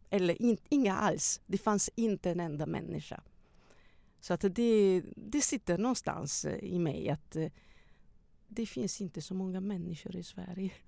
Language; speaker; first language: Swedish; non-native, fluent; Italian